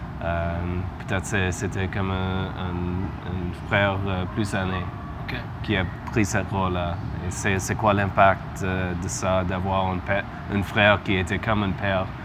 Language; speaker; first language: French; non-native, learner; English